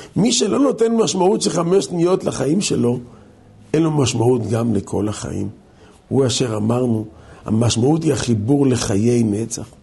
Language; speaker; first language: Hebrew; native; Hebrew